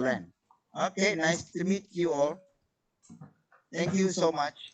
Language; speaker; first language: English; non-native, fluent; Indonesian